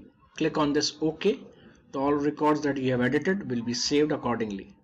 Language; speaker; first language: English; non-native, local second language; Hindi